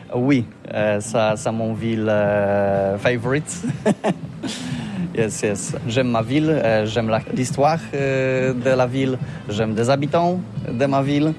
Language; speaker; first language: French; non-native, learner; Polish